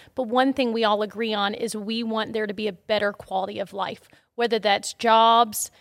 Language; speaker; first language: English; native; English